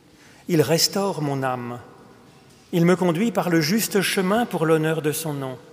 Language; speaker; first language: French; native; French